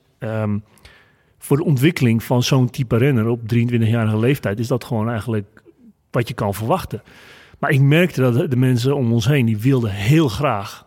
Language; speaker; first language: Dutch; native; Dutch